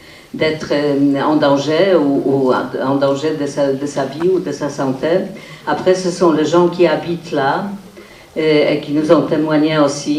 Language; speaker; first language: French; non-native, fluent; Polish